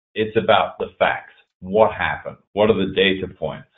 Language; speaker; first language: English; native; English